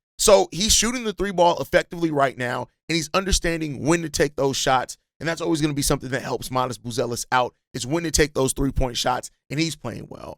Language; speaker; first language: English; native; English